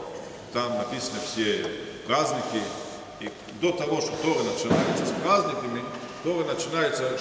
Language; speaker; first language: Russian; non-native, fluent; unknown